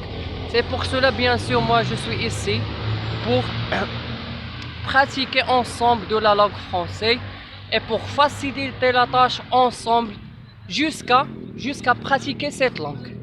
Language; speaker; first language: French; non-native, local second language; Arabic